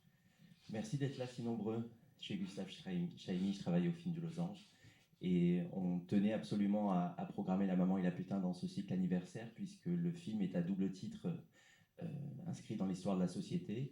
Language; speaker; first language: French; native; French